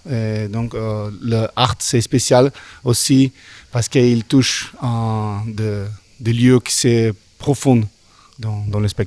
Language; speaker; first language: French; non-native, learner; Portuguese